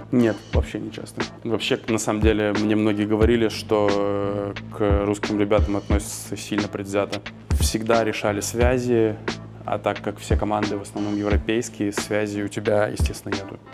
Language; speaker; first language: Russian; native; Russian